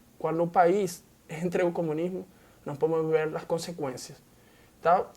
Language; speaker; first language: Portuguese; non-native, fluent; Spanish